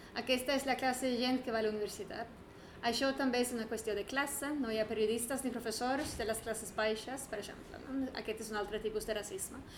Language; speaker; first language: Catalan; non-native, fluent; Swedish